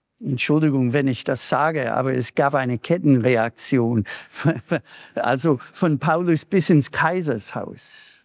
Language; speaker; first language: German; non-native, fluent; English